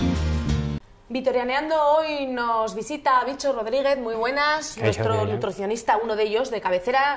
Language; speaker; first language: Spanish; native; Spanish